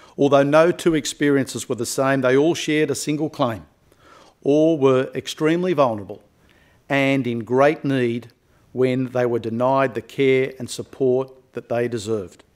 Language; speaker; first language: English; native; English